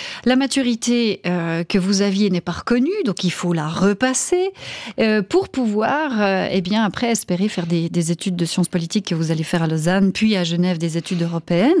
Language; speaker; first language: French; native; French